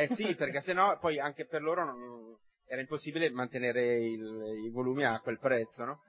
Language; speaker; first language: Italian; native; Italian